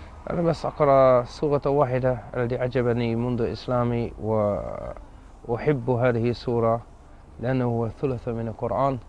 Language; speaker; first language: Arabic; non-native, fluent; English